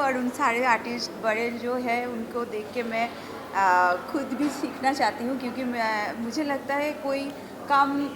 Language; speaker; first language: Hindi; non-native, local second language; Bangla